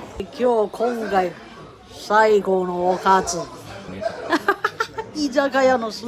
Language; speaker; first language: Japanese; non-native, learner; Chinese